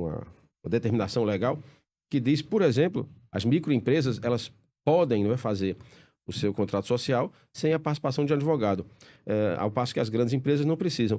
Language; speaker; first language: Portuguese; native; Portuguese